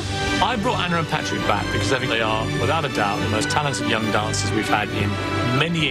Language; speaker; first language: English; native; English